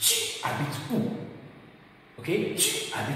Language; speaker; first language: French; non-native, fluent; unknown